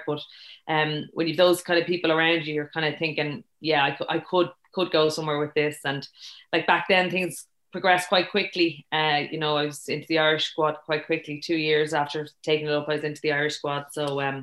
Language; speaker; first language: English; native; English